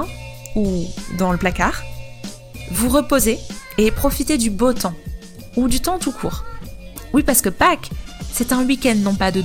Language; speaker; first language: French; native; French